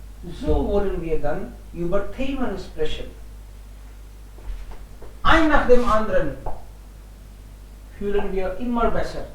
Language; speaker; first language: German; non-native, fluent; Hindi